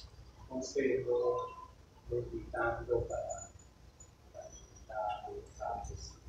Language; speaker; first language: Spanish; non-native, learner; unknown